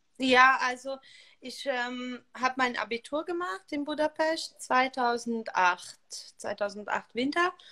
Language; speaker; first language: German; non-native, fluent; Hungarian